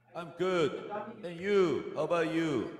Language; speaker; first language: English; non-native, learner; Korean